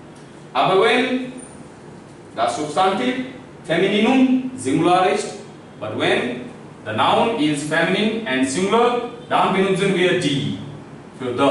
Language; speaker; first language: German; non-native, learner; Hindi